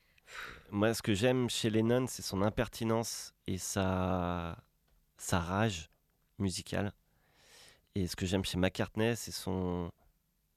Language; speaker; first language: French; native; French